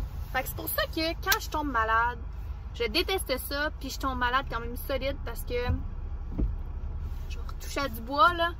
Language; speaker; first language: French; native; French